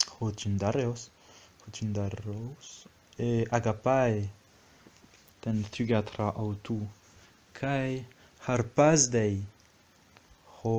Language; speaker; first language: Greek; non-native, fluent; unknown